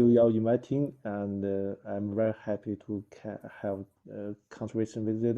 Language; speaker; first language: English; non-native, learner; Chinese